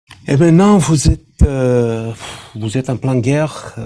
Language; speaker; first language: French; non-native, fluent; Romanian